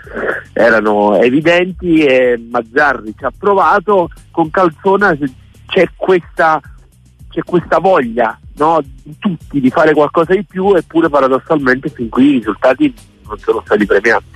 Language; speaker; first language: Italian; native; Italian